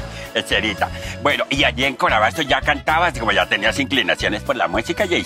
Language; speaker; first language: Spanish; native; Spanish